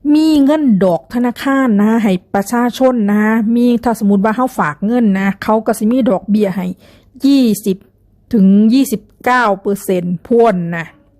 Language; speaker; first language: Thai; native; Thai